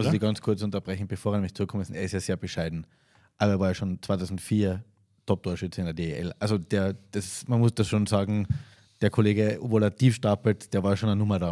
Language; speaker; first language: German; native; German